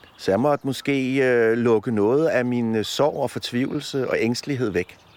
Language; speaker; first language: Danish; early bilingual, other home language; Polish